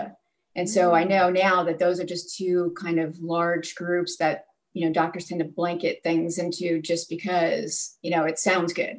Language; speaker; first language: English; native; English